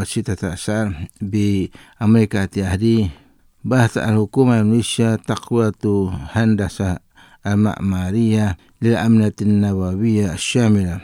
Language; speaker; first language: Arabic; non-native, fluent; Indonesian